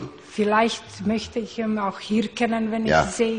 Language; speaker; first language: German; non-native, learner; Hungarian